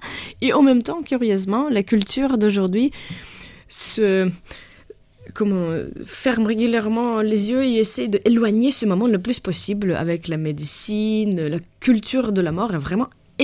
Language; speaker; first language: French; non-native, fluent; Russian